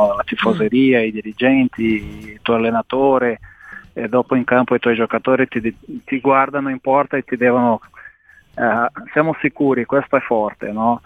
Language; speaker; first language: Italian; non-native, fluent; Portuguese